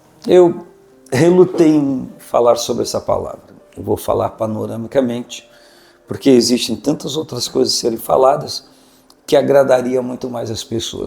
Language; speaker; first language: Portuguese; native; Portuguese